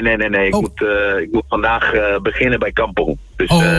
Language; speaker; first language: Dutch; non-native, fluent; Spanish